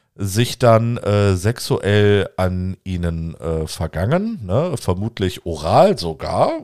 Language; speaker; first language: German; native; German